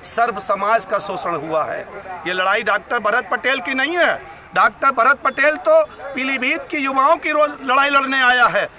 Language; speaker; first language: Hindi; native; Hindi